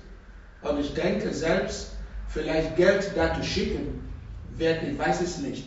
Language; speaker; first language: German; non-native, learner; Russian